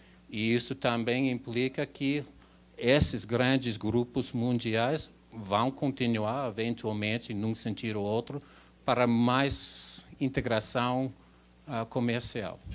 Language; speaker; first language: Portuguese; non-native, fluent; English